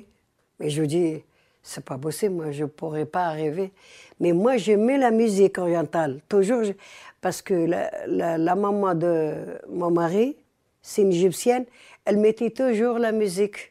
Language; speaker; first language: French; early bilingual, other home language; Arabic